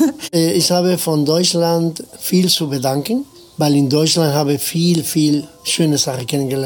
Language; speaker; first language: German; non-native, fluent; Spanish